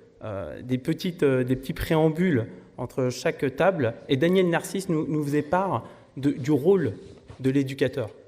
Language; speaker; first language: French; native; French